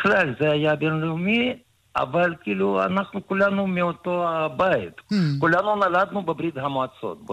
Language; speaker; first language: Hebrew; early bilingual, other home language; Russian